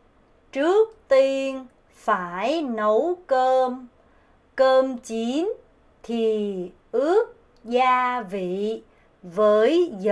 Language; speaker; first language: Vietnamese; non-native, fluent; Korean